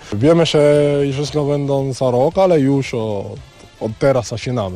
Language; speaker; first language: Polish; non-native, learner; Spanish